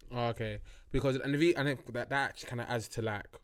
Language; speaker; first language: English; early bilingual, other home language; Yoruba